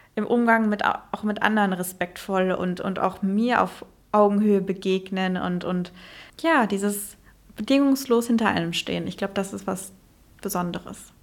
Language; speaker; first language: German; early bilingual, heritage; Dutch